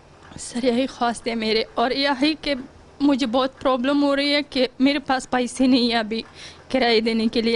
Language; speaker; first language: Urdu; non-native, learner; Pashto